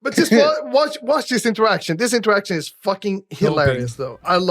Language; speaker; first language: English; native; English